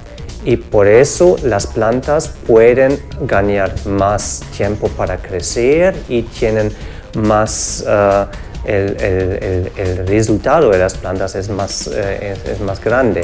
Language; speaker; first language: Spanish; non-native, fluent; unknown